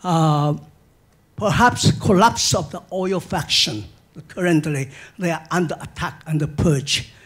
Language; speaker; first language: English; non-native, fluent; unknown